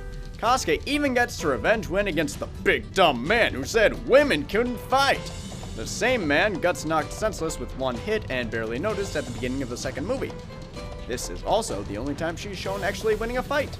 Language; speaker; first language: English; native; English